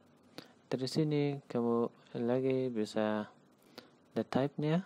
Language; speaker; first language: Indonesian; non-native, learner; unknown